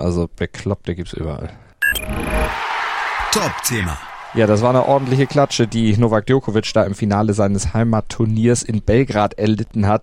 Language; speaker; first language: German; native; German